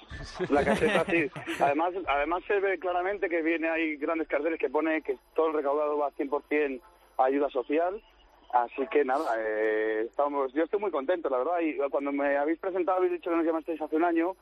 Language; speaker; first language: Spanish; native; Spanish